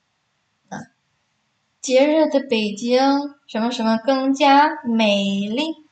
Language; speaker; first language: Chinese; non-native, fluent; Indonesian